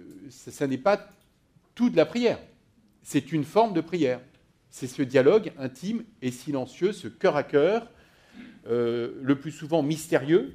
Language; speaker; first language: French; native; French